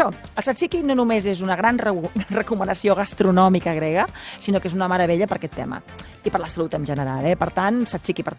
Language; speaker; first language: Catalan; native; Catalan